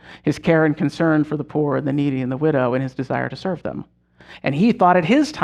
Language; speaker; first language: English; native; English